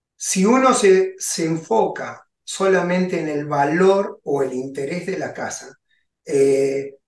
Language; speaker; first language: Spanish; native; Spanish